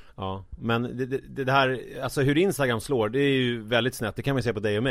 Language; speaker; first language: Swedish; native; Swedish